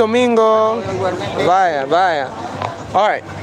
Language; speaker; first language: Spanish; non-native, learner; English